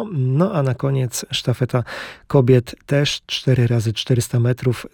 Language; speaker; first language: Polish; native; Polish